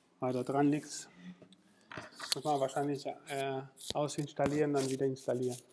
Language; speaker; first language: German; non-native, fluent; Spanish